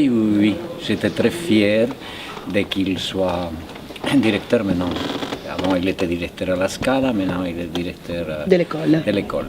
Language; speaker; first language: French; non-native, fluent; Spanish